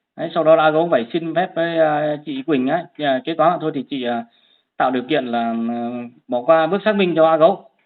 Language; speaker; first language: Vietnamese; non-native, local second language; Hmong